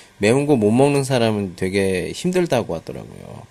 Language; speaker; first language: Korean; native; Korean